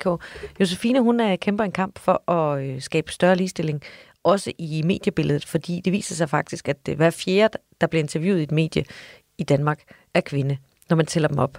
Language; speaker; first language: Danish; native; Danish